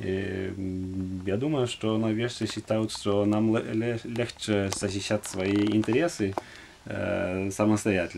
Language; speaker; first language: Russian; non-native, fluent; Norwegian